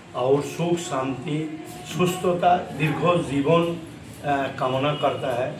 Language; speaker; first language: Hindi; non-native, local second language; Bangla